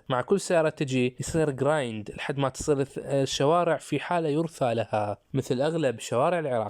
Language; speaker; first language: Arabic; native; Arabic